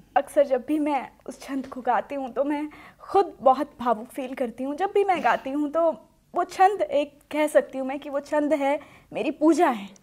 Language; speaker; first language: Hindi; native; Hindi